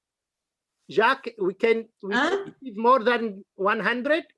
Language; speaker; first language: English; non-native, fluent; Arabic